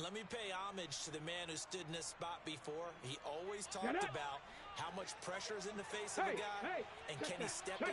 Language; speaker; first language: English; native; English